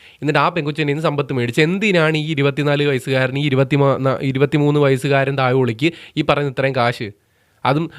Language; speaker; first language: Malayalam; native; Malayalam